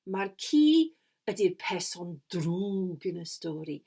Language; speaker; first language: Welsh; non-native, fluent; English